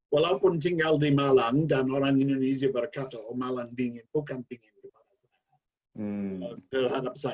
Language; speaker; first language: Indonesian; non-native, learner; English